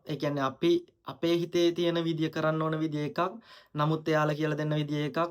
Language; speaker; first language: Sinhala; native; Sinhala